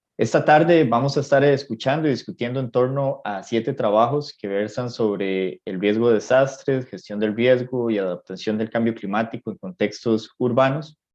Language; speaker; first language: Spanish; native; Spanish